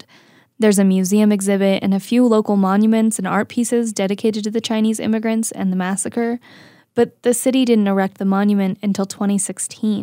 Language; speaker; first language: English; native; English